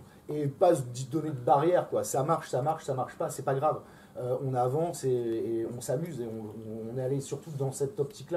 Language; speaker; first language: French; native; French